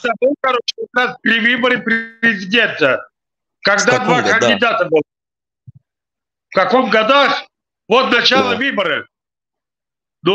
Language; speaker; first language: Russian; non-native, local second language; Tajik